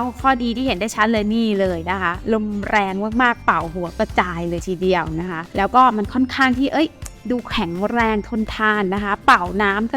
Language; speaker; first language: Thai; native; Thai